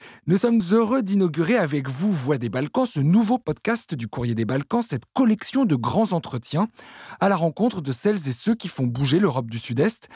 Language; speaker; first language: French; native; French